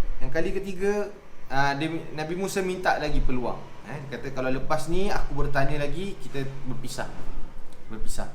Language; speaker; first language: Malay; native; Malay